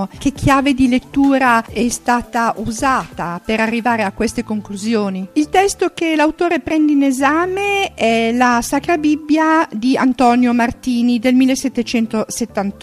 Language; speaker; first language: Italian; native; Italian